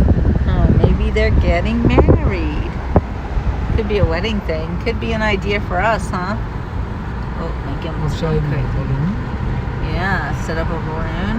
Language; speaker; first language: English; native; English